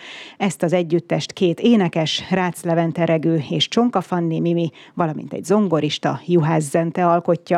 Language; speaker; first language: Hungarian; native; Hungarian